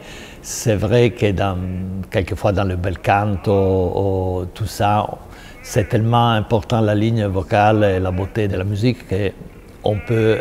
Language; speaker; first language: French; non-native, fluent; Italian